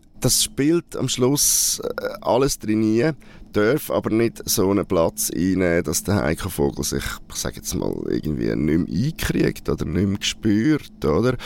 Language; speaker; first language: German; native; German